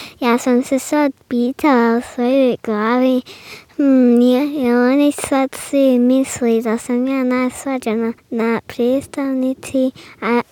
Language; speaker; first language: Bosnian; early bilingual, heritage; Bosnian